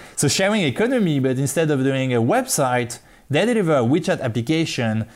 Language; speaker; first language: English; non-native, fluent; French